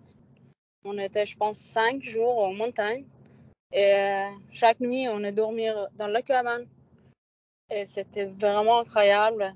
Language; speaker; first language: French; non-native, learner; Persian